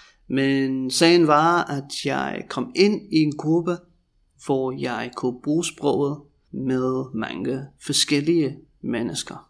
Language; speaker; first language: Danish; non-native, fluent; English